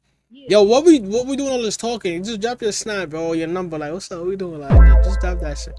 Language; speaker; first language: English; early bilingual, other home language; Spanish